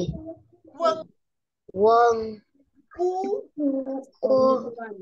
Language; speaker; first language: Chinese; non-native, learner; Malay